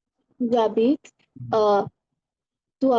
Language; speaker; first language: French; non-native, learner; Bangla